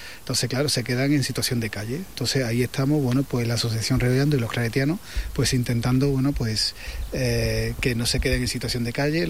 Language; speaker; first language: Spanish; native; Spanish